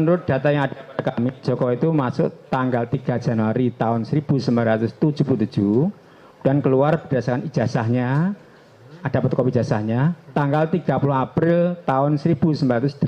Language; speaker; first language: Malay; non-native, local second language; Javanese